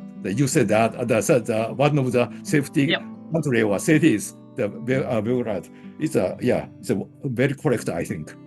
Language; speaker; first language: English; non-native, learner; Japanese